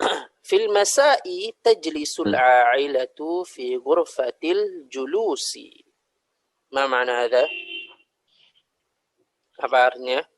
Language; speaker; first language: Arabic; non-native, fluent; Indonesian